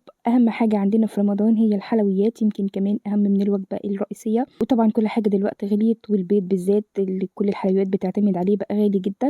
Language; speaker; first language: Arabic; native; Arabic